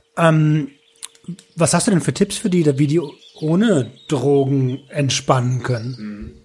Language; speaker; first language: German; native; German